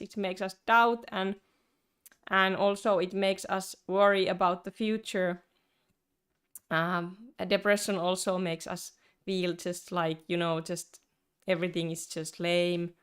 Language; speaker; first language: English; non-native, fluent; Finnish